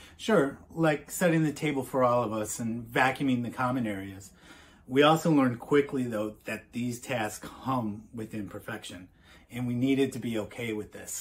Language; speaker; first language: English; native; English